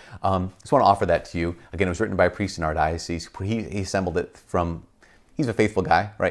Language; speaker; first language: English; native; English